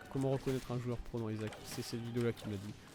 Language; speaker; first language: French; native; French